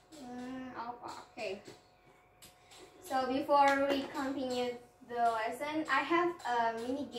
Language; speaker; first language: English; non-native, fluent; Indonesian